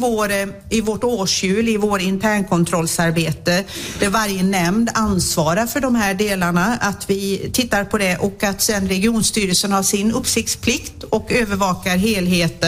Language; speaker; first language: Swedish; native; Swedish